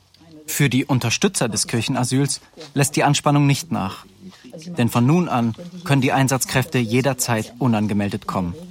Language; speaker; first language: German; native; German